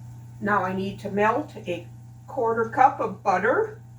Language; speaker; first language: English; native; English